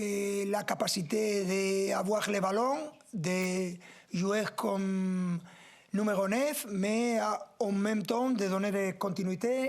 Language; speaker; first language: French; non-native, fluent; Spanish